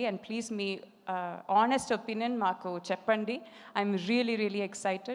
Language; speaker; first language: Telugu; non-native, fluent; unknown